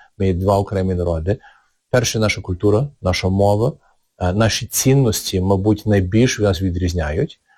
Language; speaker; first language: Ukrainian; early bilingual, heritage; Ukrainian